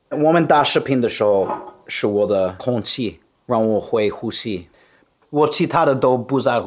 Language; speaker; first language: Chinese; non-native, fluent; English